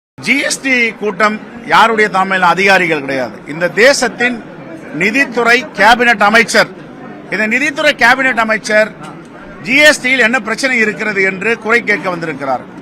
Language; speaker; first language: Tamil; native; Tamil